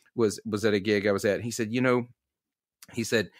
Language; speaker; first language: English; native; English